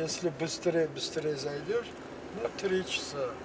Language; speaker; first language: Russian; non-native, local second language; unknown